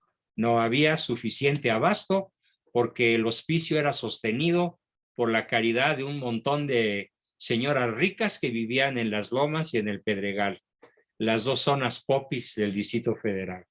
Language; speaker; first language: Spanish; native; Spanish